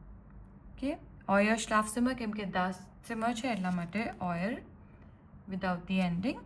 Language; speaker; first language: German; non-native, fluent; Gujarati